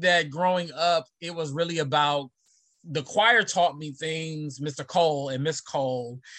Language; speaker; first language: English; native; English